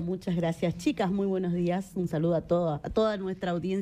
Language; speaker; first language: Spanish; native; Spanish